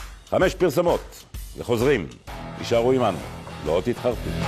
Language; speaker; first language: Hebrew; native; Hebrew